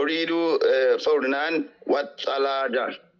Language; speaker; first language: Arabic; non-native, learner; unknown